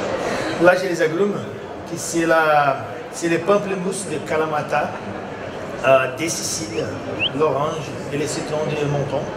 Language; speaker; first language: French; non-native, learner; Portuguese